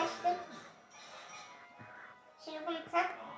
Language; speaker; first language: Turkish; early bilingual, heritage; Turkish